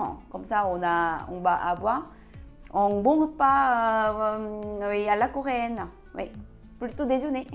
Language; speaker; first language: French; non-native, learner; Korean